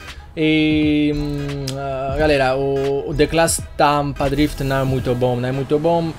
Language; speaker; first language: Portuguese; non-native, learner; Italian